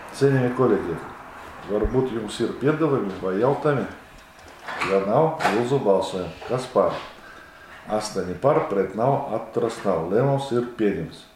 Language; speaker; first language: Latvian; non-native, local second language; Russian